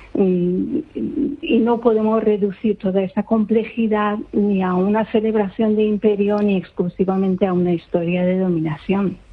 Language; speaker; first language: Spanish; non-native, fluent; Persian